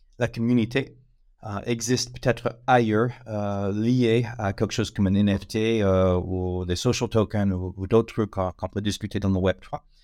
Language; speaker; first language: French; non-native, fluent; English